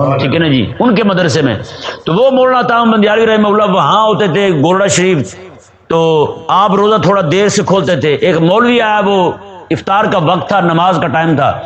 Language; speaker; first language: Urdu; non-native, local second language; Punjabi